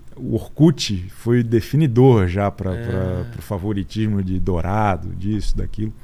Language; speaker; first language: Portuguese; native; Portuguese